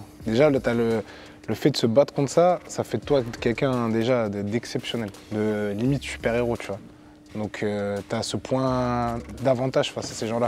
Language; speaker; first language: French; native; French